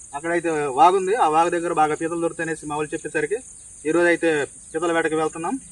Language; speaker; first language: Telugu; non-native, local second language; Koya